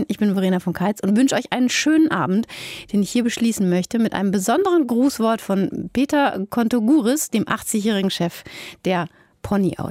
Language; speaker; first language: German; native; German